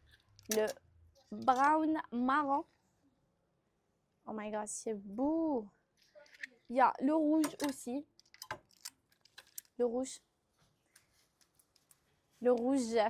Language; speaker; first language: French; non-native, local second language; Arabic